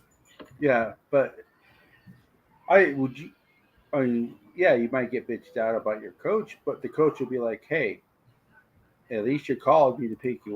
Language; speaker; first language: English; native; English